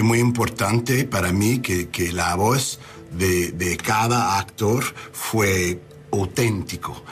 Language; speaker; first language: Spanish; non-native, learner; English